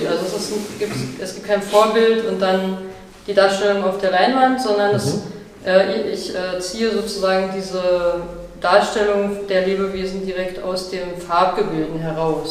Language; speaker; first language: German; native; German